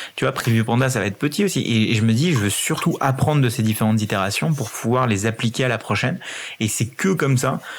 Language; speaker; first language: French; early bilingual, other home language; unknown